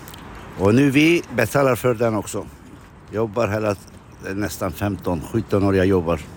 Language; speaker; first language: Swedish; non-native, fluent; Kurdish